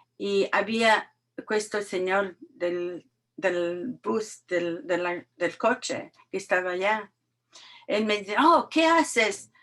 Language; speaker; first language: Spanish; non-native, learner; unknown